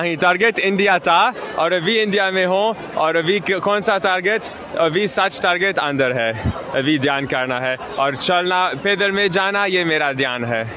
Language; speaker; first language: Hindi; non-native, learner; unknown